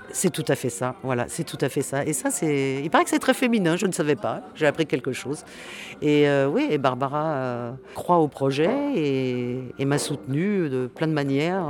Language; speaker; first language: French; native; French